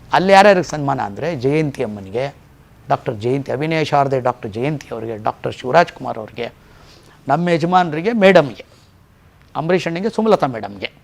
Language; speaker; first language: Kannada; native; Kannada